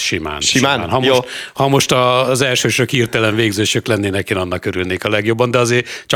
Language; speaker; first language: Hungarian; native; Hungarian